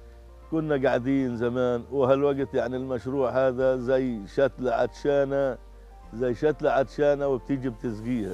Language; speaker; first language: Arabic; native; Arabic